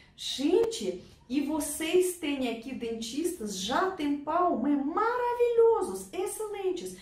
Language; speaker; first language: Portuguese; non-native, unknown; Russian